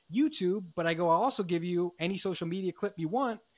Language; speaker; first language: English; native; English